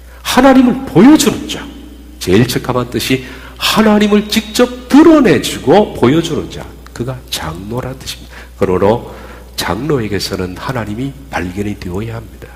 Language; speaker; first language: Korean; native; Korean